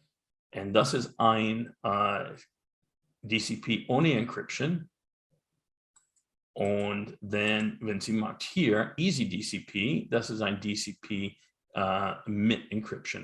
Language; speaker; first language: German; non-native, learner; English